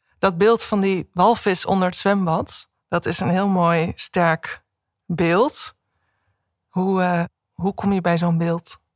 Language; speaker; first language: Dutch; native; Dutch